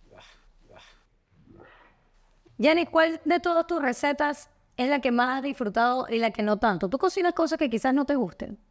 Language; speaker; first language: Spanish; native; Spanish